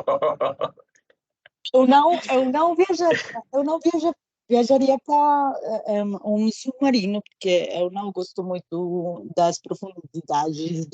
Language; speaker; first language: Portuguese; non-native, learner; Spanish